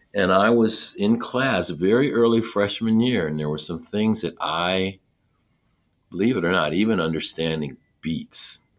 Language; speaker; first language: English; native; English